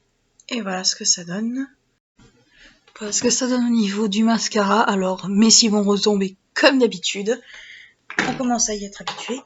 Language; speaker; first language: French; native; French